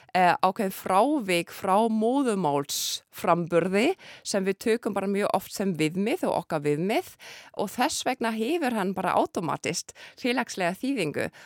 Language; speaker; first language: Icelandic; non-native, fluent; German